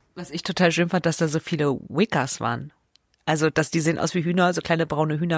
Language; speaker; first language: German; native; German